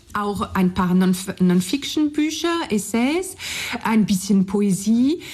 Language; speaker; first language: German; non-native, fluent; French